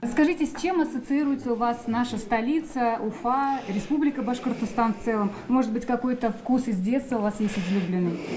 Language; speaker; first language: Russian; native; Russian